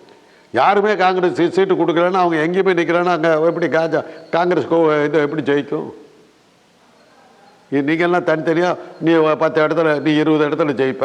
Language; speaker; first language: Tamil; native; Tamil